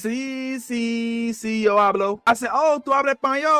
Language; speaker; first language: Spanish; non-native, learner; English